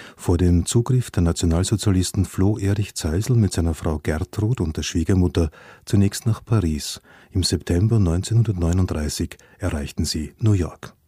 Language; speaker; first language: German; native; German